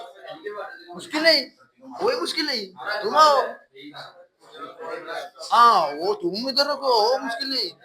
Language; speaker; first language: Hindi; non-native, local second language; Malayalam